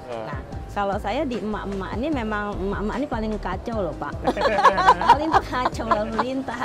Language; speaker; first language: Indonesian; native; Indonesian